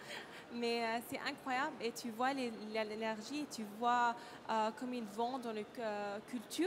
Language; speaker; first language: French; non-native, learner; Arabic